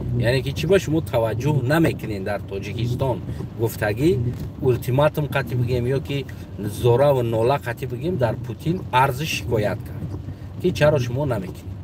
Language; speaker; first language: Tajik; non-native, local second language; Uzbek